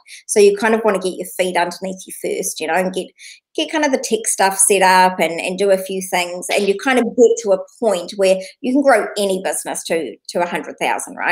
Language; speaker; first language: English; native; English